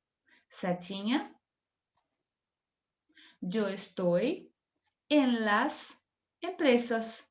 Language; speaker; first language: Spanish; non-native, fluent; Portuguese